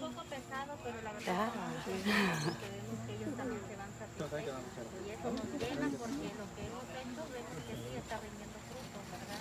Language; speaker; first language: Spanish; native; Spanish